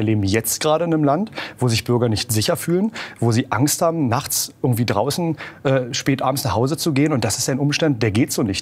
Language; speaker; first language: German; native; German